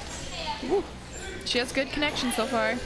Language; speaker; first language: English; native; English